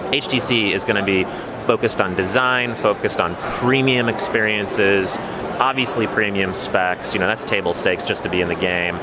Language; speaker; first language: English; native; English